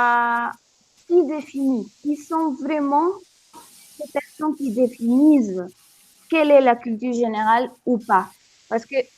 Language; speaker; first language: French; non-native, fluent; Spanish